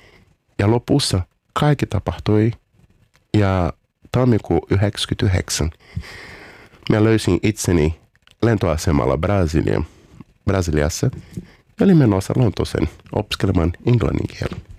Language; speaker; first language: Finnish; non-native, learner; Portuguese